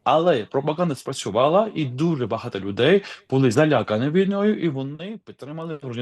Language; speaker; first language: Ukrainian; non-native, fluent; Georgian